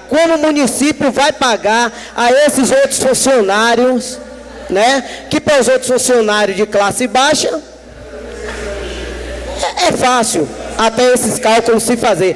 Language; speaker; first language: Portuguese; native; Portuguese